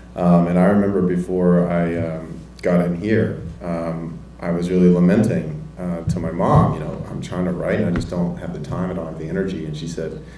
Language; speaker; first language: English; native; English